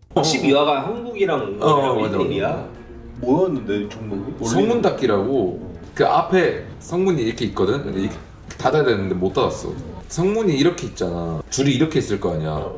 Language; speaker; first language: Korean; non-native, fluent; Mongolian